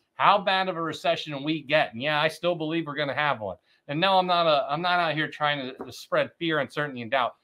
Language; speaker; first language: English; native; English